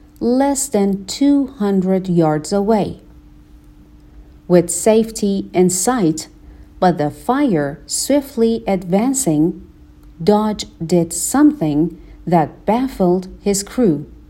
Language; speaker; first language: English; non-native, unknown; Persian